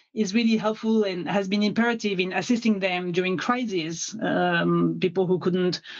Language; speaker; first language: English; non-native, fluent; French